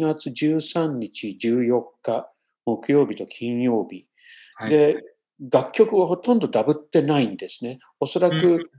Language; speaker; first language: Japanese; non-native, fluent; English